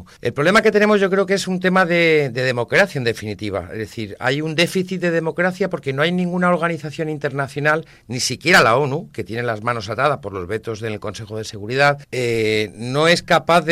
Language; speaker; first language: Spanish; native; Spanish